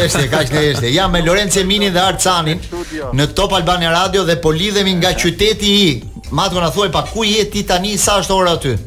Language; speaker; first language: Albanian; native; Albanian